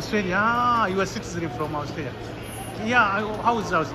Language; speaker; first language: English; non-native, learner; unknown